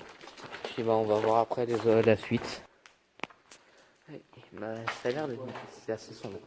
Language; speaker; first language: French; native; French